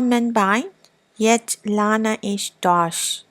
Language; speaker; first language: German; non-native, fluent; Burmese